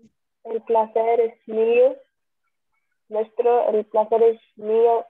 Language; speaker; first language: Spanish; non-native, learner; Arabic